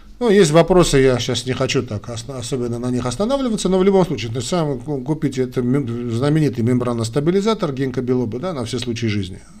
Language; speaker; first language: Russian; non-native, local second language; Armenian